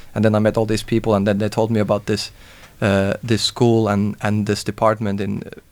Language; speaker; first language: English; non-native, fluent; Finnish